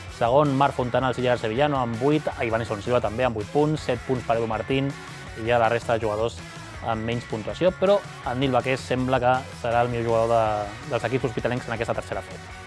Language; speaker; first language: Catalan; native; Catalan